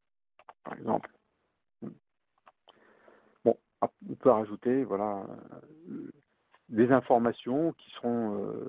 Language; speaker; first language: French; native; French